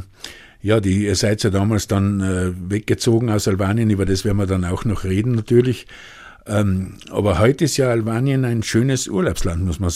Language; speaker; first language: German; native; German